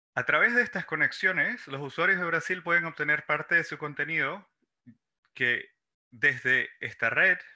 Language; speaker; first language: Spanish; native; Spanish